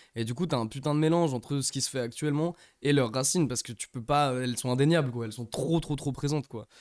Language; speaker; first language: French; non-native, fluent; English